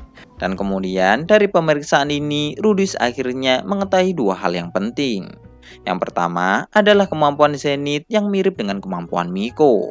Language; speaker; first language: Indonesian; native; Indonesian